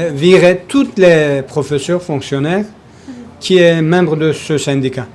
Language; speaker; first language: French; non-native, learner; Kurdish